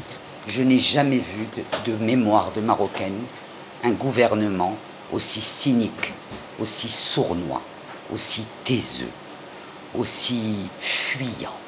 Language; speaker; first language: French; non-native, local second language; Arabic